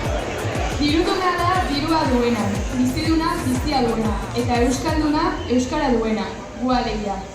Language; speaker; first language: Basque; native; Basque